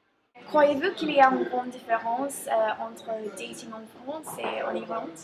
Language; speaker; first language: French; non-native, learner; English